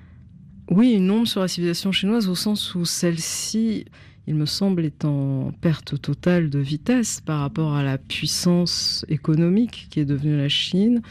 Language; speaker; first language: French; native; French